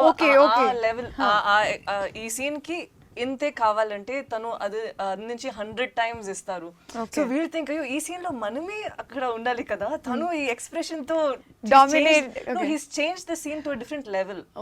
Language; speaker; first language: Telugu; non-native, local second language; Tamil